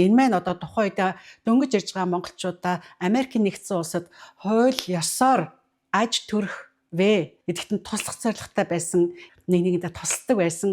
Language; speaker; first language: Mongolian; native; Mongolian